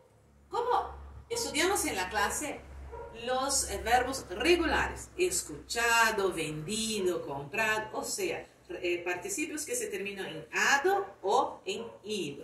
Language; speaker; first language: Spanish; non-native, fluent; Portuguese